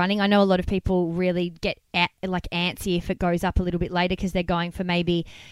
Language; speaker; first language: English; native; English